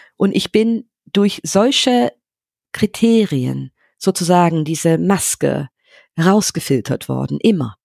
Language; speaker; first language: German; non-native, fluent; English